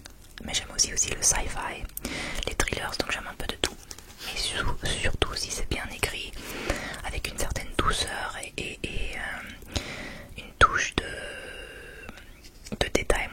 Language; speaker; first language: French; native; French